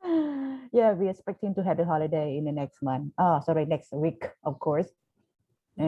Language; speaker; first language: English; non-native, fluent; Khmer